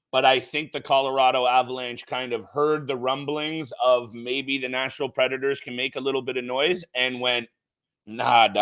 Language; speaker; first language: English; native; English